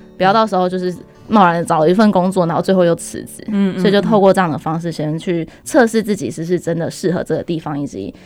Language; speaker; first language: Chinese; native; Chinese